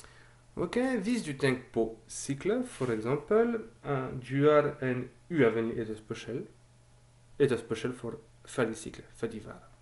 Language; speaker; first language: Norwegian; non-native, fluent; French